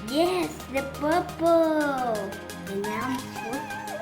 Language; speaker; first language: English; non-native, learner; Vietnamese